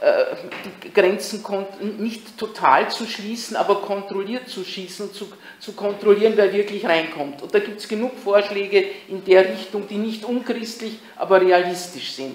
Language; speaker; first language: German; native; German